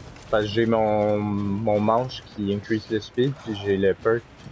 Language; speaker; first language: French; native; French